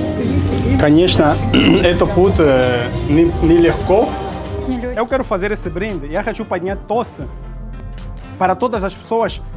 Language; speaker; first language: Russian; non-native, learner; Portuguese